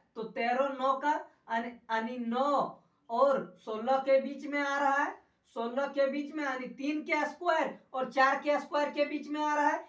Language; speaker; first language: Hindi; native; Hindi